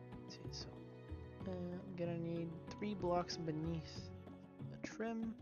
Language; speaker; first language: English; native; English